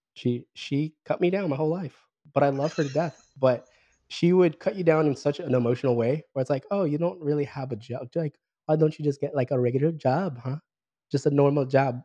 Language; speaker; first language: English; early bilingual, other home language; Filipino